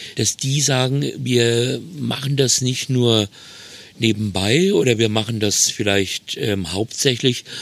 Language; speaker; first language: German; native; German